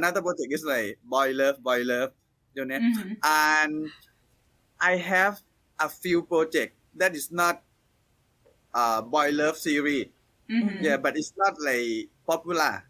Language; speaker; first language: English; non-native, learner; Thai